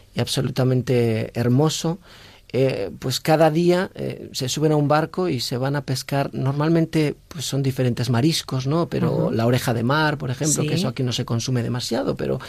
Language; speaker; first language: Spanish; native; Spanish